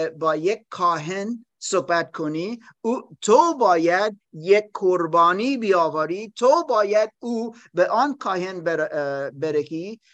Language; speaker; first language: Persian; non-native, learner; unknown